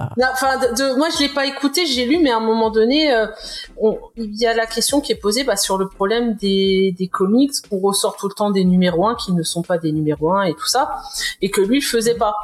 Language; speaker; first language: French; native; French